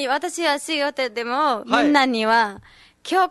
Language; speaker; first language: Japanese; non-native, learner; Nepali